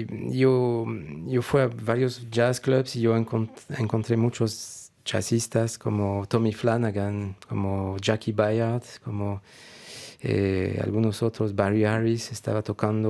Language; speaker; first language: Spanish; non-native, fluent; French